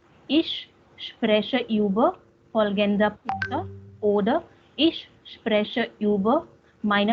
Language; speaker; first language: German; non-native, fluent; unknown